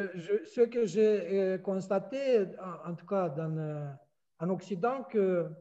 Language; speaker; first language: French; non-native, fluent; Romanian